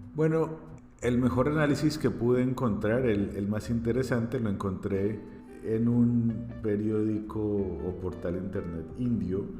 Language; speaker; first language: Spanish; native; Spanish